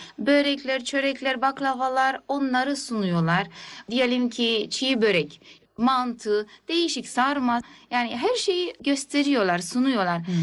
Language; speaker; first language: Turkish; early bilingual, heritage; Turkish